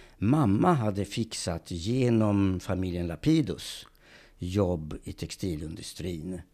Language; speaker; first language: Swedish; early bilingual, other home language; Hungarian